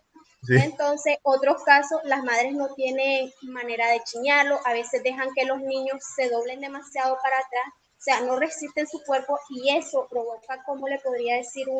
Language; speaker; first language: Spanish; native; Spanish